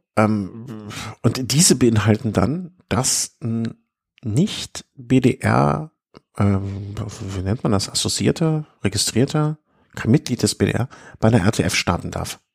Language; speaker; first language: German; native; German